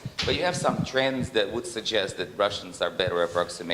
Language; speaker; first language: English; non-native, fluent; Russian